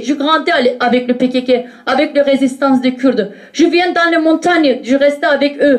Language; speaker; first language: French; non-native, learner; Kurdish